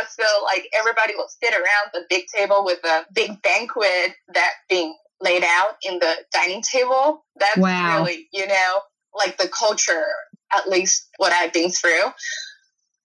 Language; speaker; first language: English; non-native, fluent; Chinese